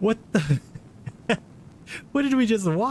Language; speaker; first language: English; native; English